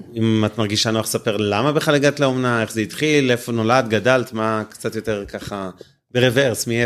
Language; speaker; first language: Hebrew; native; Hebrew